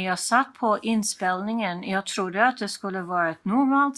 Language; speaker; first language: Swedish; non-native, fluent; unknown